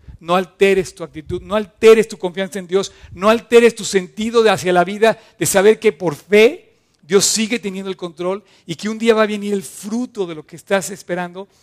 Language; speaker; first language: Spanish; native; Spanish